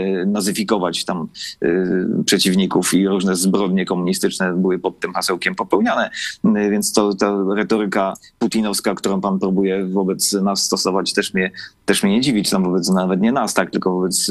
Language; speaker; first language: Polish; native; Polish